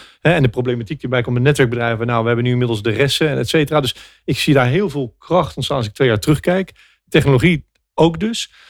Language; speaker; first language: Dutch; native; Dutch